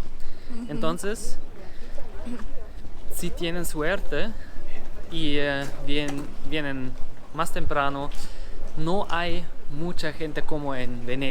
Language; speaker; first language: Spanish; non-native, learner; German